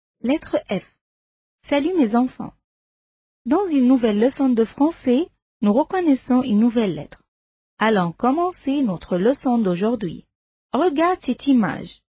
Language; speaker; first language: French; non-native, fluent; Arabic